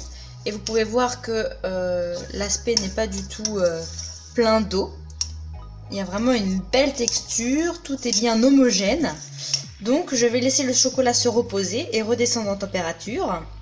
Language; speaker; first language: French; native; French